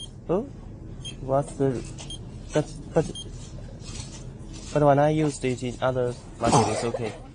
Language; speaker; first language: English; non-native, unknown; Chinese